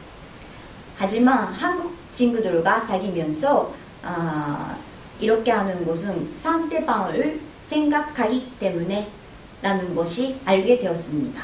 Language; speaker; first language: Korean; non-native, fluent; Japanese